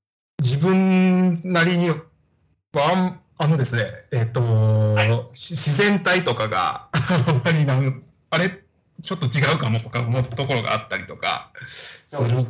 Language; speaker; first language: Japanese; native; Japanese